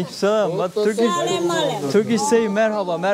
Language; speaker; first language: Turkish; native; Turkish